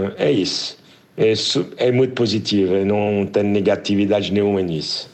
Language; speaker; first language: Portuguese; non-native, fluent; French